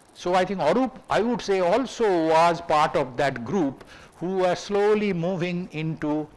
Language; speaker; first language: English; non-native, local second language; Bangla